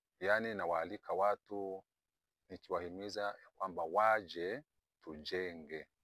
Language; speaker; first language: Swahili; non-native, local second language; Kinyarwanda